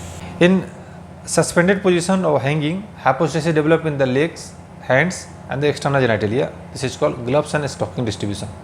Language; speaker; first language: English; non-native, local second language; Hindi